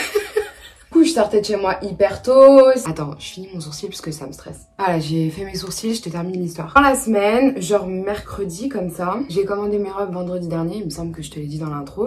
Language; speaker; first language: French; native; French